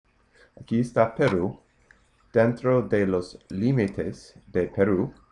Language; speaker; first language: Spanish; non-native, fluent; English